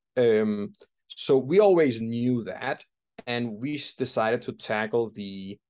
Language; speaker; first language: English; non-native, fluent; Danish